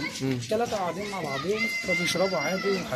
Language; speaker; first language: Arabic; native; Arabic